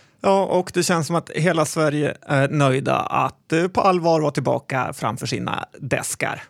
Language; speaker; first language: Swedish; native; Swedish